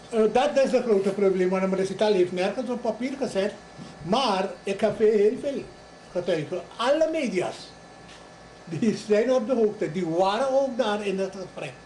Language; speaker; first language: Dutch; native; Dutch